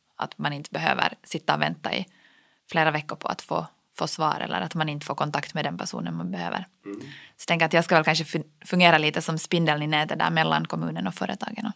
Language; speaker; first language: Swedish; native; Swedish